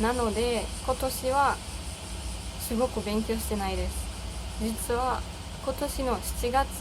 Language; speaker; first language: Japanese; non-native, learner; German